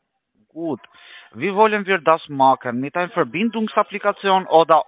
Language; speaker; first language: German; non-native, learner; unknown